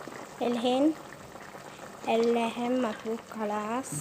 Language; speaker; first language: Arabic; non-native, learner; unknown